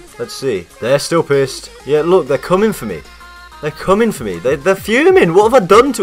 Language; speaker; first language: English; native; English